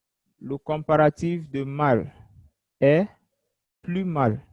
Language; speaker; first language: French; non-native, fluent; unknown